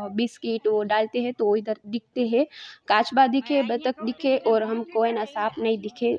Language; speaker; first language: Hindi; non-native, local second language; Gujarati